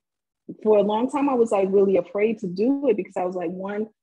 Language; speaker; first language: English; native; English